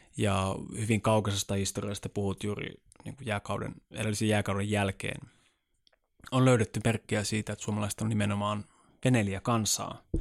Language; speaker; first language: Finnish; native; Finnish